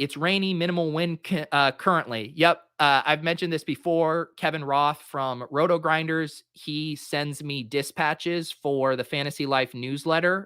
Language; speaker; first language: English; native; English